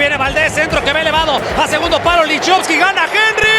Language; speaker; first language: Spanish; native; Spanish